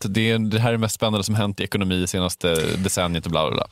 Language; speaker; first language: Swedish; native; Swedish